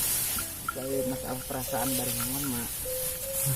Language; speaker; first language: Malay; non-native, local second language; Sundanese